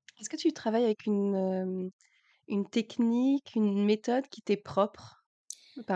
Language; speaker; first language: French; native; French